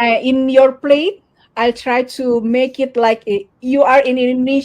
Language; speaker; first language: English; non-native, learner; Indonesian